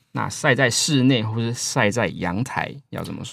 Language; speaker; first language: Chinese; native; Chinese